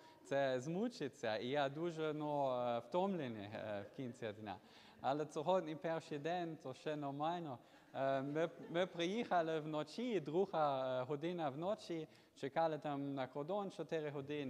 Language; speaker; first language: Ukrainian; non-native, learner; German